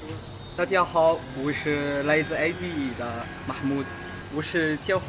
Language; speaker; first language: Chinese; non-native, fluent; Arabic